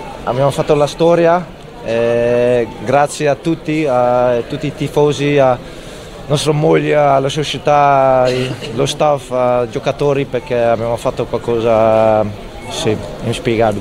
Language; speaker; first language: Italian; non-native, fluent; Dutch